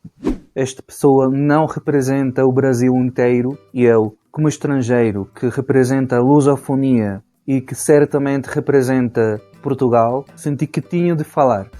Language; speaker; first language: Portuguese; non-native, fluent; Spanish